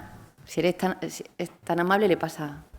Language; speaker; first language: Spanish; native; Spanish